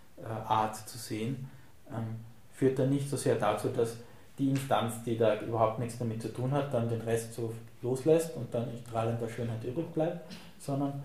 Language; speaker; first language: German; native; German